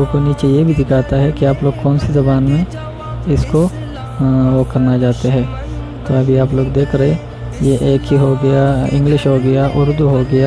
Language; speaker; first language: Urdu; non-native, local second language; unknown